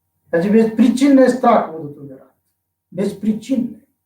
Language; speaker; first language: Russian; non-native, fluent; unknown